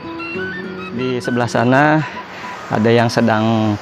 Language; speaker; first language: Indonesian; native; Indonesian